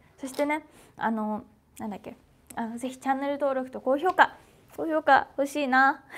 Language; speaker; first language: Japanese; native; Japanese